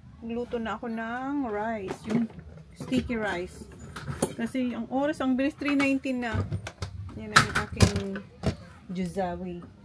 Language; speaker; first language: Filipino; non-native, local second language; Bikol